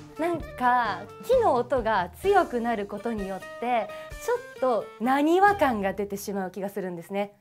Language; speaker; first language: Japanese; native; Japanese